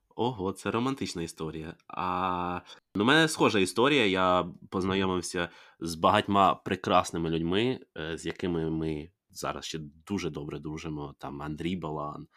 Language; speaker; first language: Ukrainian; native; Ukrainian